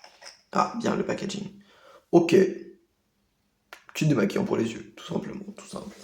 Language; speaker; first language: French; native; French